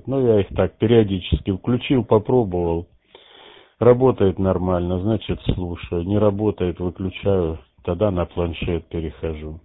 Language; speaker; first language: Russian; native; Russian